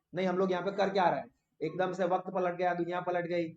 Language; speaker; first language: Hindi; non-native, local second language; Gujarati